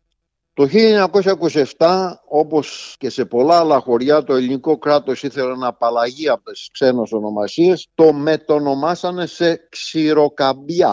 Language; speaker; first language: Greek; native; Greek